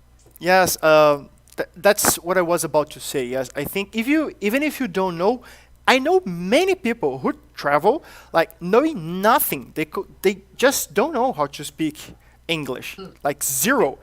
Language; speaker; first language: English; non-native, fluent; Portuguese